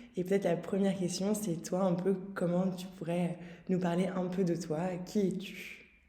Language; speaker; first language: French; native; French